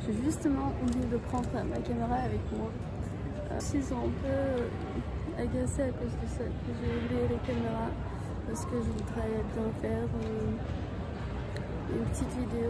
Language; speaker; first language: French; non-native, fluent; Armenian